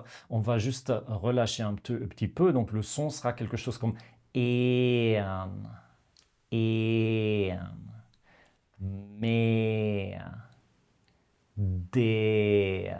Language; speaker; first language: French; non-native, fluent; Norwegian